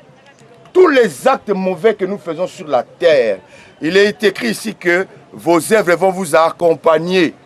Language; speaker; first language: French; non-native, local second language; Lingala